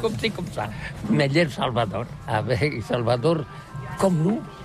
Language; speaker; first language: French; non-native, learner; Catalan